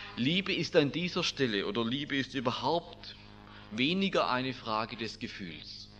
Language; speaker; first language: German; native; German